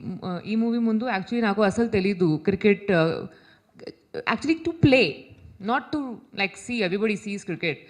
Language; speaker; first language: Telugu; non-native, learner; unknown